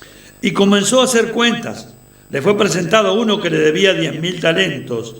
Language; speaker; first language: Spanish; native; Spanish